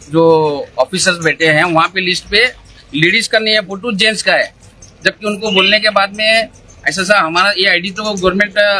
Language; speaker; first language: Hindi; native; Hindi